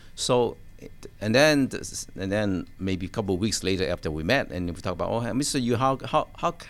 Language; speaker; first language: English; non-native, local second language; Cantonese